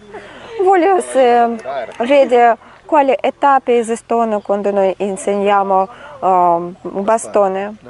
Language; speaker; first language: Italian; non-native, learner; Russian